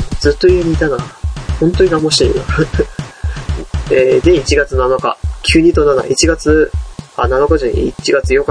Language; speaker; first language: Japanese; native; Japanese